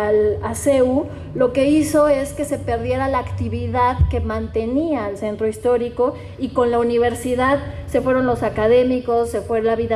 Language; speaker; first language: Spanish; native; Spanish